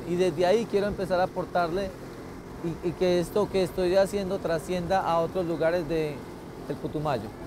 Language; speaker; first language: Spanish; native; Spanish